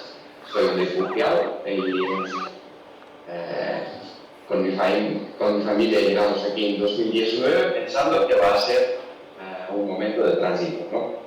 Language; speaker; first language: Spanish; non-native, learner; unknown